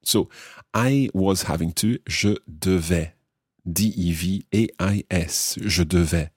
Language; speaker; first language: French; non-native, fluent; English